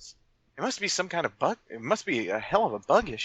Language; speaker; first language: English; native; English